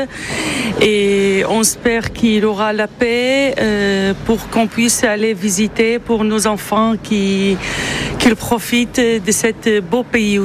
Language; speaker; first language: French; non-native, fluent; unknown